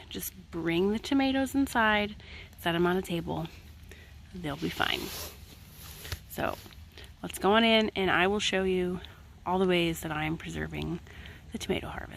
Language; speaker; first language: English; native; English